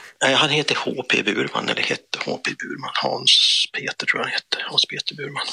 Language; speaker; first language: Swedish; native; Swedish